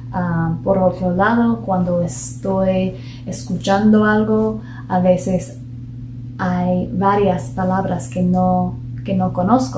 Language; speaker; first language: Spanish; non-native, fluent; English